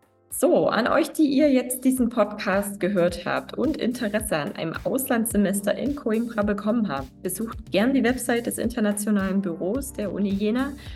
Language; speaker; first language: German; native; German